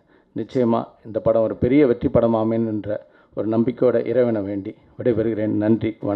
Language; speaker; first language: Tamil; native; Tamil